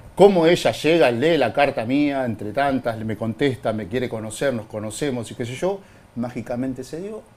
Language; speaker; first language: Spanish; native; Spanish